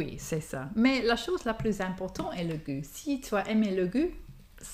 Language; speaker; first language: French; non-native, fluent; English